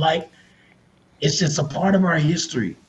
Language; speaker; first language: English; native; English